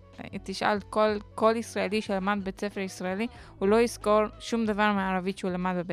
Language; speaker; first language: Hebrew; non-native, local second language; Arabic